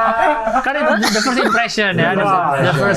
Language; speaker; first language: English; non-native, fluent; Indonesian